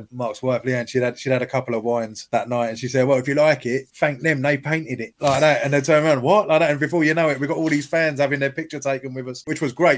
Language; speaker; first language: English; native; English